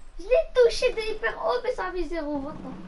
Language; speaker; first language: French; native; French